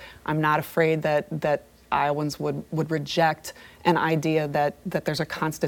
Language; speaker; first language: English; native; English